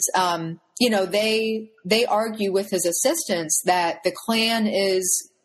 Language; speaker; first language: English; native; English